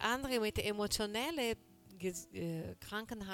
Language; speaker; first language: German; non-native, learner; Portuguese